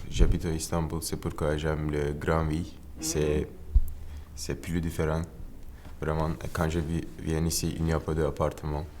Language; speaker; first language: French; non-native, learner; Turkish